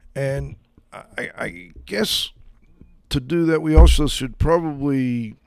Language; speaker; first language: English; native; English